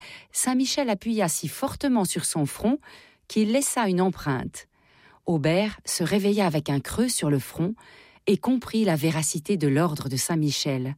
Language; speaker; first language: French; native; French